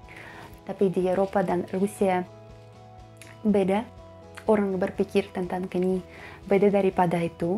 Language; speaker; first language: Indonesian; non-native, fluent; Russian